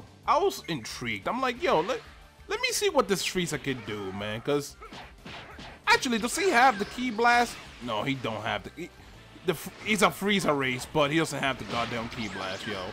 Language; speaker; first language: English; native; English